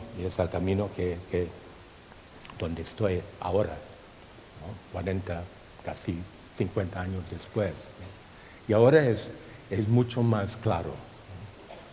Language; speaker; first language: Spanish; non-native, fluent; Thai